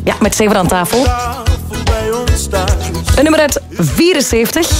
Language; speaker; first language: Dutch; native; Dutch